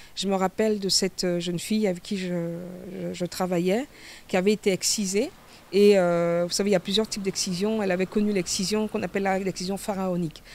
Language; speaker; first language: French; native; French